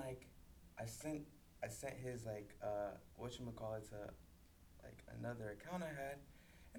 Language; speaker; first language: English; native; English